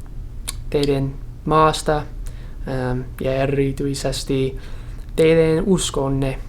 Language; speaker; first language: Finnish; non-native, fluent; English